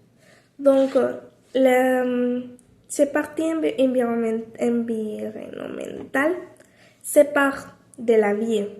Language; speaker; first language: French; non-native, learner; Spanish